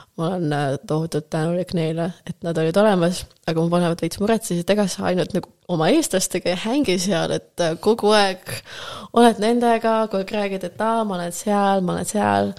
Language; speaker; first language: Estonian; non-native, local second language; Russian